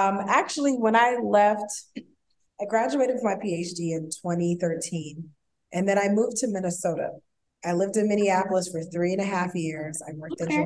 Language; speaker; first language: English; native; English